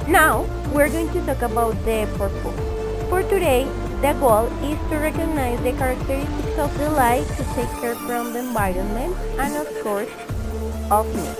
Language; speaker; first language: English; non-native, fluent; Spanish